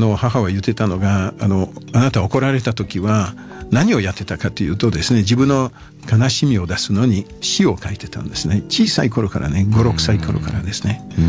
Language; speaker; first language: Japanese; non-native, fluent; French